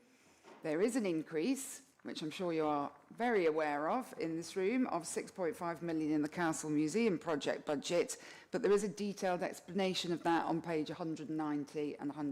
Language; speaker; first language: English; native; English